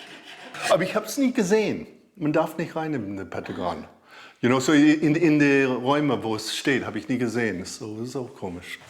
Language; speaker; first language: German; early bilingual, heritage; English